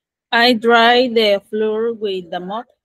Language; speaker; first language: English; non-native, learner; Spanish